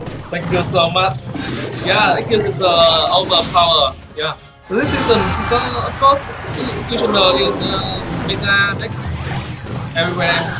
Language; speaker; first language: English; non-native, learner; Vietnamese